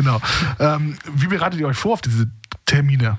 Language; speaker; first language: German; native; German